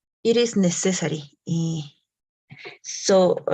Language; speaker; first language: English; non-native, fluent; Spanish